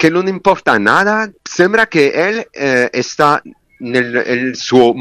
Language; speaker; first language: Spanish; non-native, learner; French